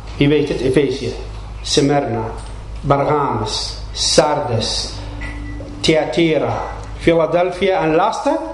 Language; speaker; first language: Dutch; non-native, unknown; Arabic